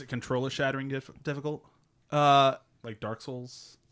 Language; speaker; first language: English; native; English